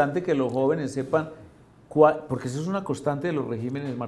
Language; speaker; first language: Spanish; native; Spanish